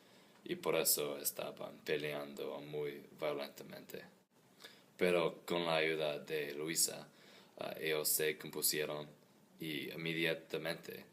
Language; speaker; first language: Spanish; non-native, learner; English